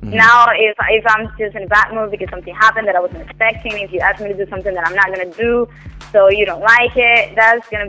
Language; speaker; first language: English; non-native, fluent; Spanish